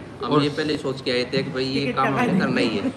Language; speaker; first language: Hindi; native; Hindi